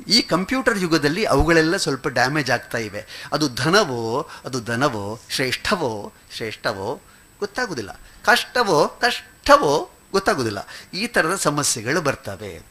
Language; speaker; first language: Kannada; non-native, local second language; Malayalam